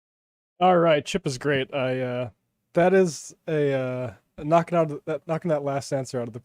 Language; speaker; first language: English; native; English